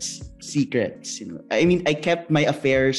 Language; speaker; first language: English; non-native, local second language; Filipino